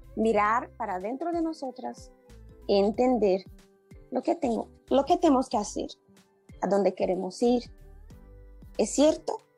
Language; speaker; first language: Spanish; non-native, learner; Portuguese